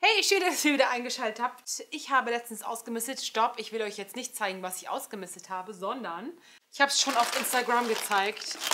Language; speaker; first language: German; early bilingual, other home language; Turkish